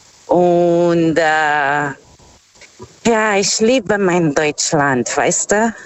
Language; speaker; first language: German; non-native, fluent; Portuguese